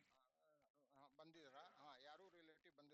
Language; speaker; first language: Kannada; non-native, learner; Hindi